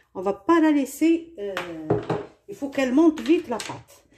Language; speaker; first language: French; non-native, local second language; Arabic